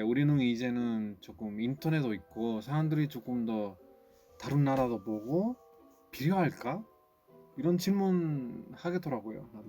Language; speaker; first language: Korean; non-native, fluent; Spanish